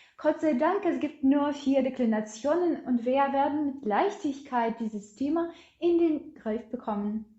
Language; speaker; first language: German; non-native, fluent; Ukrainian